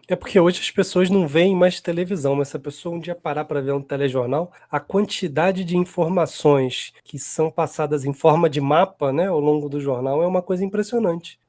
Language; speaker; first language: Portuguese; native; Portuguese